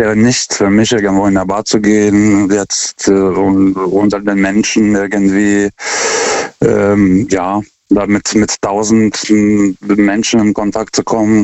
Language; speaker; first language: German; non-native, fluent; Lithuanian